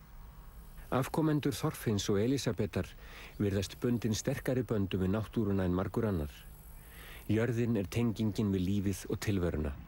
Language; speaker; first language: Icelandic; native; Icelandic